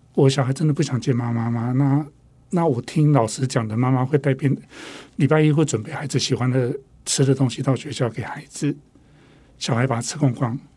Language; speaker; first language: Chinese; non-native, local second language; Min Nan Chinese